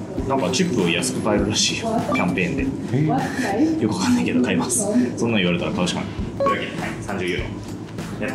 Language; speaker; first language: Japanese; native; Japanese